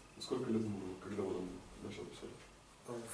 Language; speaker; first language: Russian; native; Russian